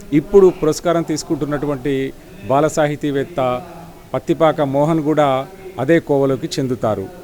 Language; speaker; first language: Telugu; native; Telugu